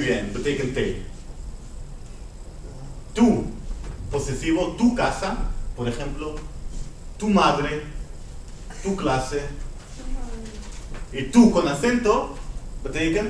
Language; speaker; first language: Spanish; non-native, fluent; Dutch